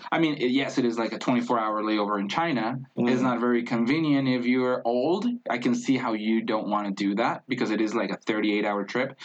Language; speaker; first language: English; non-native, fluent; Spanish